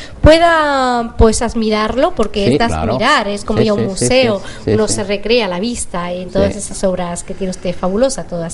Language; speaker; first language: Spanish; native; Spanish